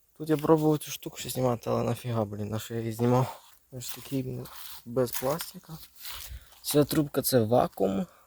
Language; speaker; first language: Ukrainian; native; Ukrainian